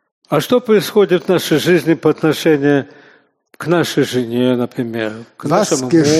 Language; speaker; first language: Russian; native; Russian